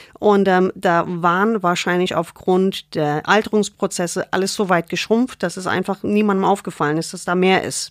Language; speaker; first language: German; non-native, fluent; English